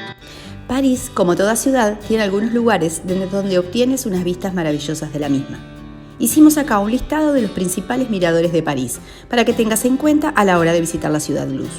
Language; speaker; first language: Spanish; native; Spanish